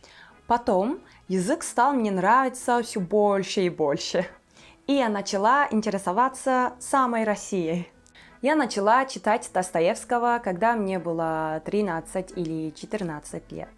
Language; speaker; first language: Russian; non-native, fluent; Turkish